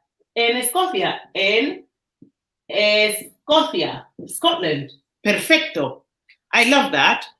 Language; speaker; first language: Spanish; non-native, fluent; English